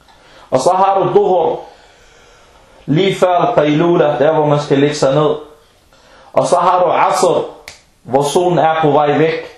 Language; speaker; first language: Danish; non-native, local second language; Arabic